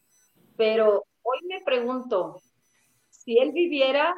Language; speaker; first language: Spanish; native; Spanish